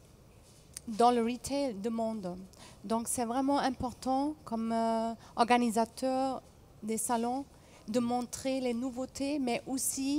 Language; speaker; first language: French; non-native, fluent; German